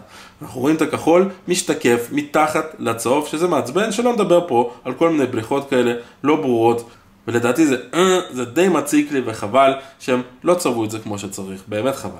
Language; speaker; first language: Hebrew; native; Hebrew